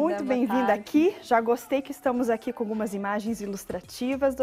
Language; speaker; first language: Portuguese; native; Portuguese